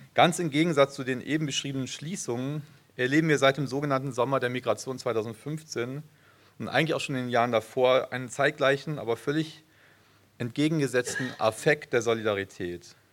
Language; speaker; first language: German; native; German